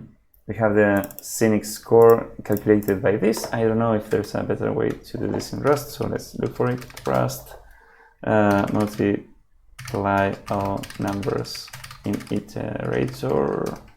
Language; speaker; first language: English; non-native, fluent; Spanish